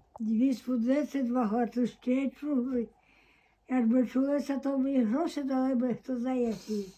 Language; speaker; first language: Ukrainian; native; Ukrainian